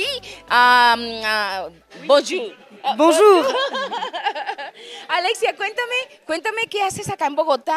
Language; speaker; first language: Spanish; native; Spanish